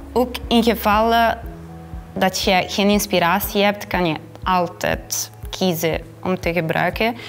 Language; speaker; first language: Dutch; non-native, fluent; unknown